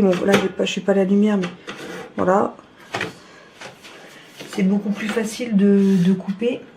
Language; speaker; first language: French; native; French